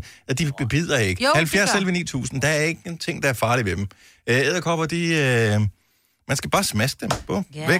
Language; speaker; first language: Danish; native; Danish